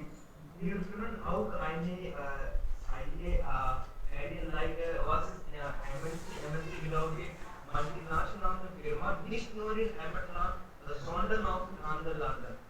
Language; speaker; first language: German; non-native, learner; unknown